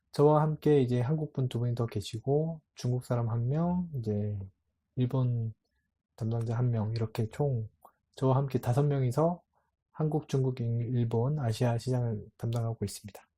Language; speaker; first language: Korean; native; Korean